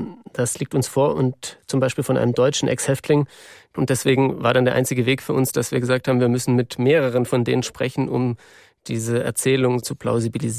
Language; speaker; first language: German; native; German